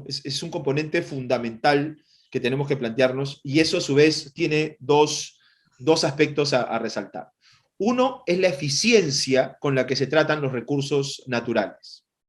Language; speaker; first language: Spanish; native; Spanish